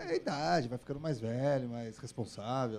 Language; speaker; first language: Portuguese; native; Portuguese